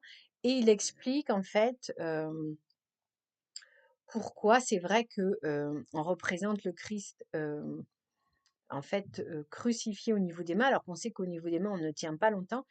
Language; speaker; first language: French; native; French